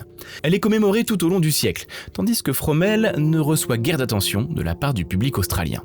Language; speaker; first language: French; native; French